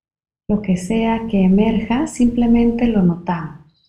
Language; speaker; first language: Spanish; native; Spanish